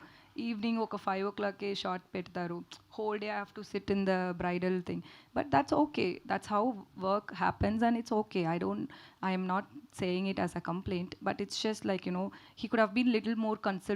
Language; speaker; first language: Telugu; non-native, learner; Tamil